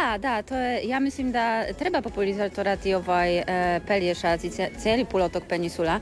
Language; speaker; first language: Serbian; non-native, learner; Polish